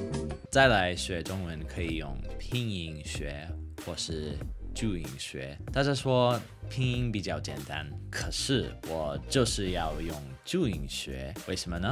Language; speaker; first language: Chinese; non-native, fluent; English